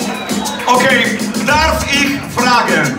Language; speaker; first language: German; non-native, learner; Spanish